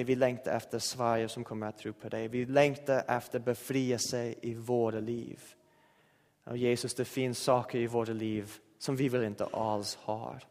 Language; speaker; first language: Swedish; non-native, fluent; English